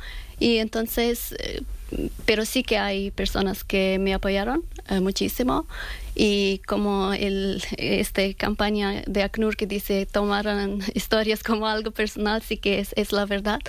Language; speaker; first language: Spanish; non-native, learner; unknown